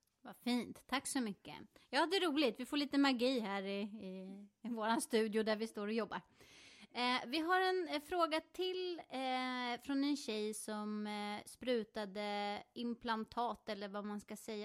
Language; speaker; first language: Swedish; native; Swedish